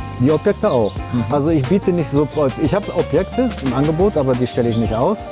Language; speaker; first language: German; early bilingual, other home language; Arabic